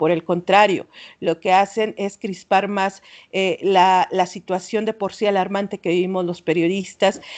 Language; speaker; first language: Spanish; native; Spanish